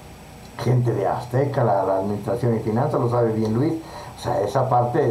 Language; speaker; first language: Spanish; native; Spanish